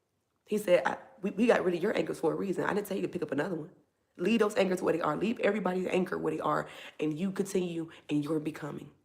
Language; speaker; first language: English; native; English